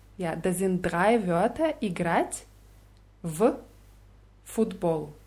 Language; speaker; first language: German; non-native, fluent; Russian